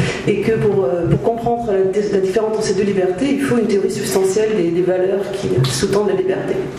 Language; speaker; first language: French; native; French